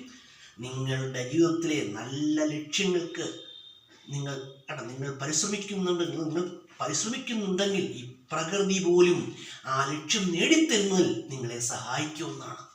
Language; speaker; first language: Malayalam; native; Malayalam